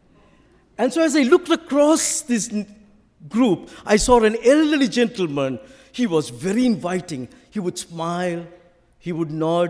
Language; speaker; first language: English; non-native, local second language; Sinhala